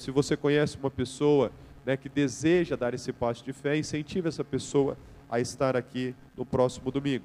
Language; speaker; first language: Portuguese; native; Portuguese